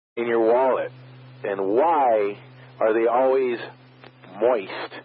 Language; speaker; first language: English; native; English